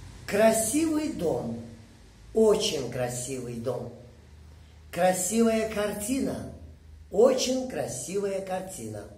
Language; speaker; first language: Russian; non-native, fluent; Uzbek